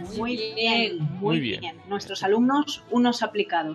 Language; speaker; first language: Spanish; non-native, fluent; Japanese